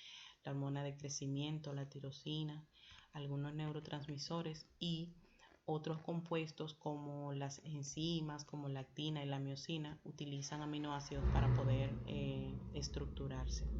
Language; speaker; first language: Spanish; native; Spanish